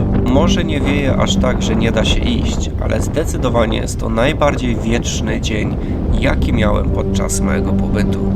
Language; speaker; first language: Polish; native; Polish